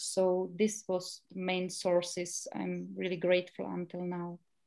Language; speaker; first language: English; non-native, learner; Czech